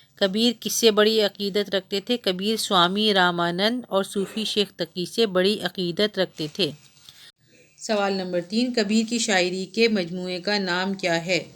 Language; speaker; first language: Urdu; native; Urdu